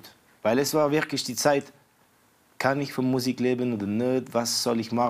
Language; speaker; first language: German; non-native, fluent; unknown